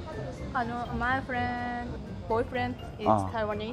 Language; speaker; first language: English; non-native, learner; Japanese